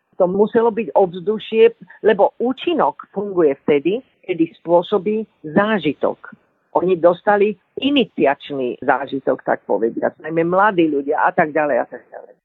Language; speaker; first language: Slovak; early bilingual, other home language; Bulgarian